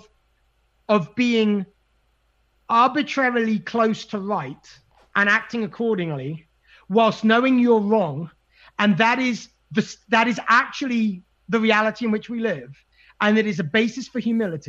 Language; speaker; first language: English; native; English